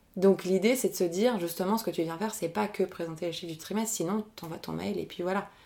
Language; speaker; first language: French; native; French